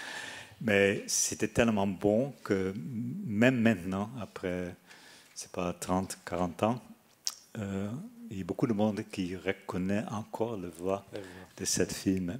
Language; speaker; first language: French; non-native, fluent; Dutch